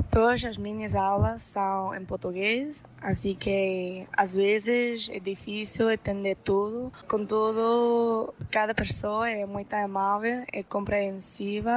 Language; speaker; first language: Portuguese; non-native, fluent; English